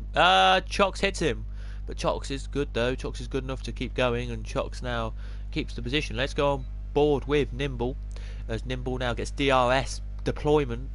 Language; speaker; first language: English; native; English